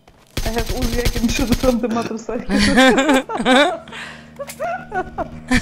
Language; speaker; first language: English; non-native, fluent; Polish